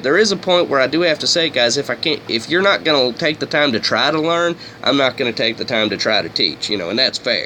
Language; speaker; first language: English; native; English